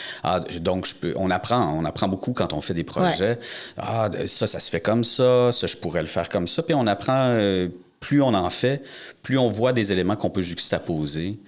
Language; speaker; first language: French; native; French